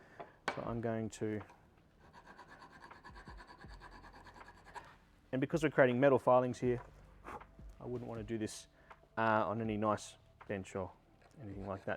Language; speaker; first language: English; native; English